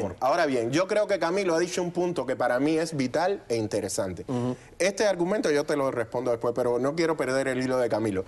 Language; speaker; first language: Spanish; native; Spanish